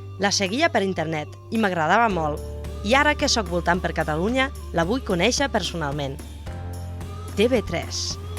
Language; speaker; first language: Catalan; non-native, fluent; German